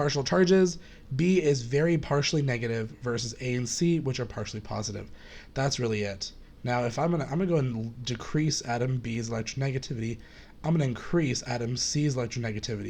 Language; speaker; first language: English; native; English